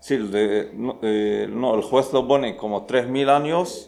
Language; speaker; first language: Spanish; non-native, learner; Arabic